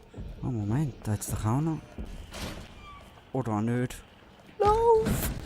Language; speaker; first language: German; native; German